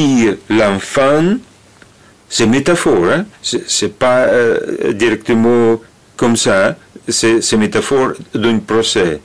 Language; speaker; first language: French; non-native, learner; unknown